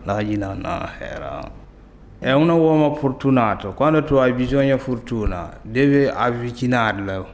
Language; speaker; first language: Italian; non-native, learner; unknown